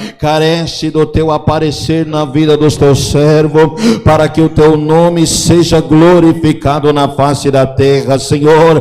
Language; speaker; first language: Portuguese; native; Portuguese